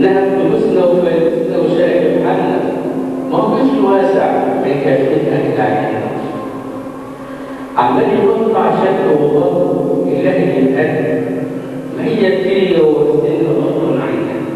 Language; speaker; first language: Arabic; native; Arabic